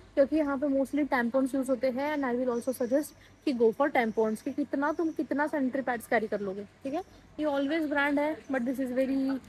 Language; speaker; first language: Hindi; non-native, local second language; Marathi